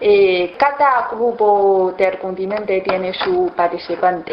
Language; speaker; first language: Spanish; non-native, learner; Chinese